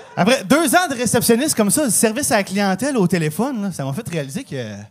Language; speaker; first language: French; native; French